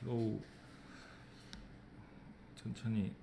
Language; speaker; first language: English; non-native, fluent; Korean